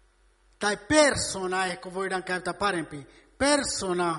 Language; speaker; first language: Finnish; non-native, fluent; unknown